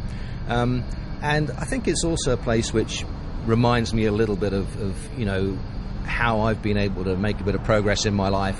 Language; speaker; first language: English; native; English